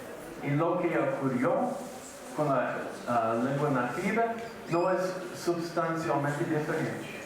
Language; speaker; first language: Portuguese; non-native, fluent; English